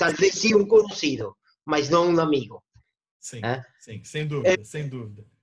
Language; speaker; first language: Portuguese; non-native, learner; Spanish